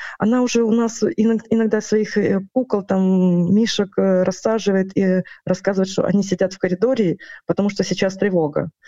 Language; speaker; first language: Russian; non-native, local second language; Ukrainian